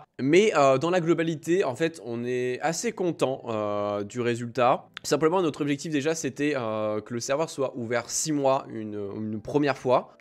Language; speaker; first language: French; native; French